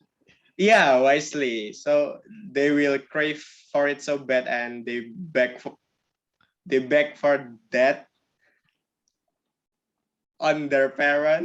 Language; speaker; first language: English; non-native, learner; Indonesian